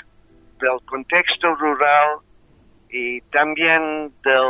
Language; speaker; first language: Spanish; non-native, fluent; English